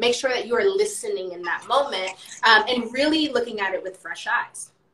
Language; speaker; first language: English; early bilingual, other home language; Spanish